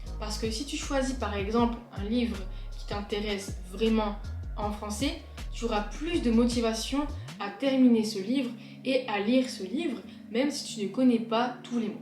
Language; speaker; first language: French; native; French